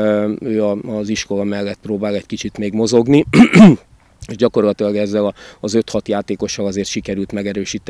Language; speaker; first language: Hungarian; native; Hungarian